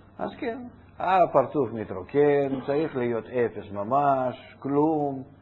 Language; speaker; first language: Hebrew; non-native, fluent; Russian